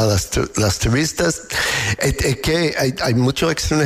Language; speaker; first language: Spanish; non-native, learner; English